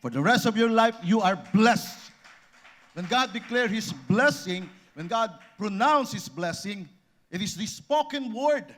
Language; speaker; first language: English; non-native, local second language; Filipino